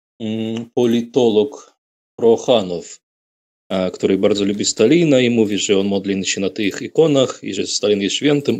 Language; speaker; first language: Polish; non-native, fluent; Russian